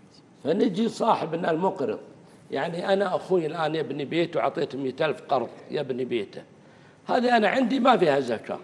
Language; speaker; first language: Arabic; native; Arabic